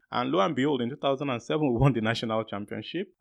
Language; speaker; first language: English; non-native, local second language; Yoruba